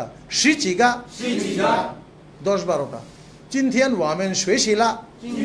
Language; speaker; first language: Chinese; non-native, fluent; Bangla